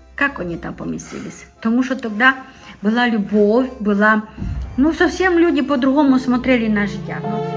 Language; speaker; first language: Ukrainian; non-native, local second language; Romanian